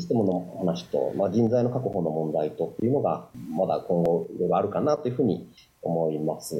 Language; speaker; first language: Japanese; native; Japanese